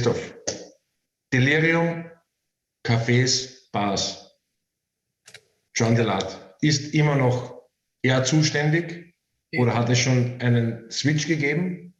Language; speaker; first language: German; native; German